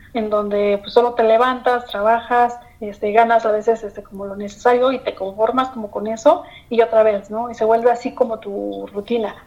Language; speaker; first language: Spanish; native; Spanish